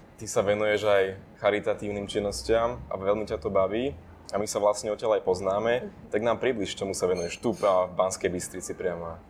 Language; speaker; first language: Slovak; native; Slovak